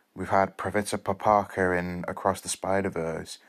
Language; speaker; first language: English; native; English